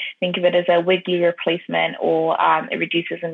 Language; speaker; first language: English; native; English